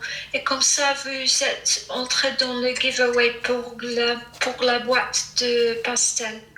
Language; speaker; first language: French; non-native, fluent; English